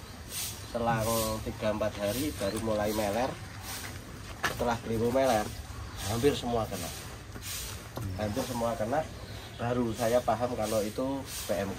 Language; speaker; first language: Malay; non-native, local second language; Javanese